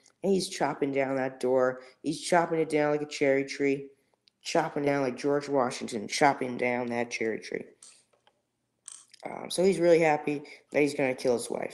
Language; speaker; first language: English; native; English